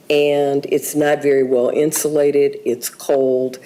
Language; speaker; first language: English; native; English